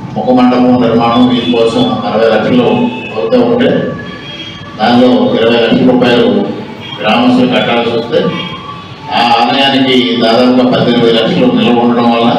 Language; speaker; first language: Telugu; native; Telugu